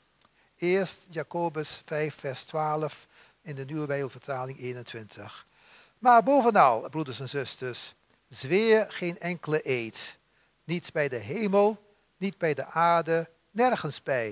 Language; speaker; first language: Dutch; native; Dutch